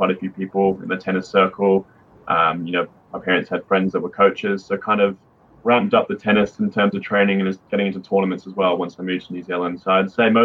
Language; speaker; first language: English; native; English